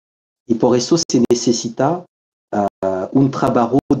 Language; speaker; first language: Spanish; non-native, fluent; French